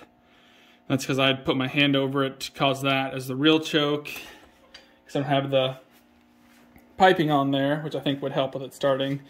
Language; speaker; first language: English; native; English